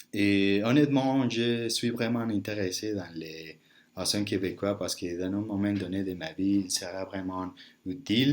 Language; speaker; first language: French; non-native, learner; Spanish